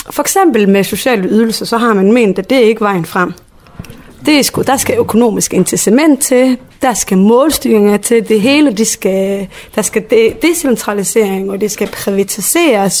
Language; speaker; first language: Danish; early bilingual, other home language; Somali